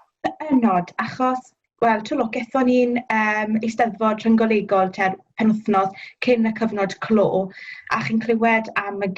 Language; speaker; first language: Welsh; native; Welsh